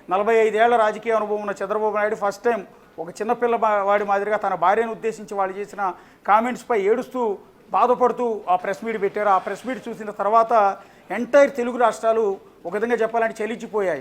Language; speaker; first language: Telugu; native; Telugu